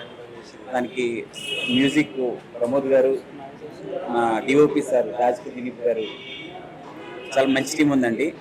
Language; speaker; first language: Telugu; native; Telugu